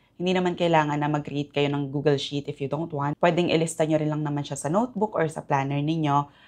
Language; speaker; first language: Filipino; native; Filipino